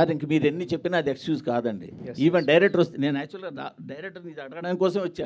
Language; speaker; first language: Telugu; native; Telugu